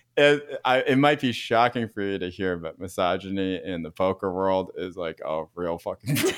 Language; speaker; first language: English; native; English